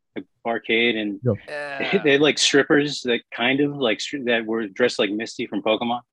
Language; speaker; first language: English; native; English